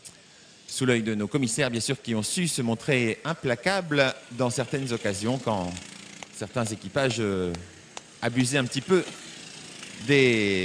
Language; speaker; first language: French; native; French